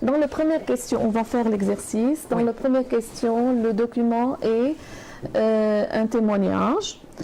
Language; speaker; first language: French; non-native, fluent; Arabic